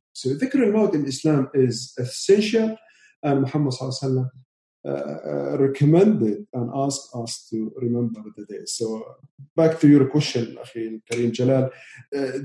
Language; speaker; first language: English; non-native, learner; Arabic